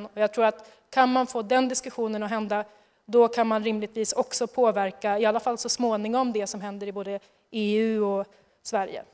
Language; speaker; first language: Swedish; native; Swedish